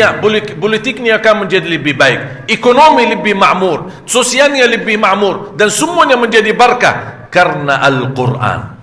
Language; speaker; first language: Malay; non-native, fluent; Arabic